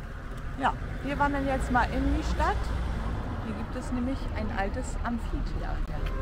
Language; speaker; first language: German; native; German